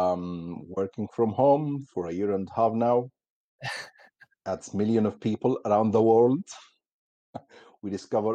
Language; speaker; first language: English; non-native, fluent; Arabic